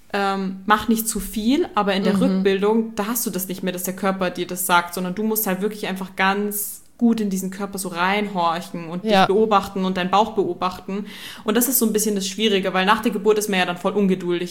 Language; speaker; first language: German; native; German